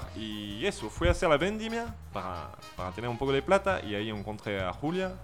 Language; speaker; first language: Spanish; non-native, fluent; French